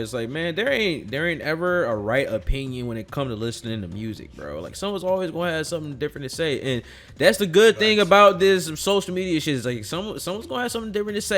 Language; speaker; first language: English; native; English